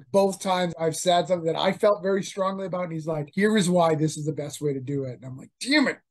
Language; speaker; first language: English; native; English